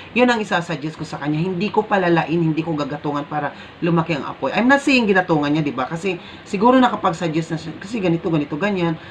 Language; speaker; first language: Filipino; native; Filipino